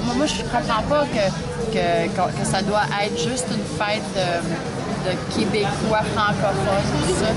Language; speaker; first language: French; native; French